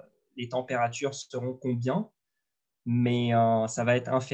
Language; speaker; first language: French; non-native, local second language; Arabic